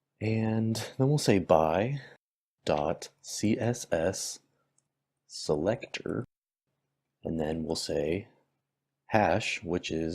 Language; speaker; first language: English; native; English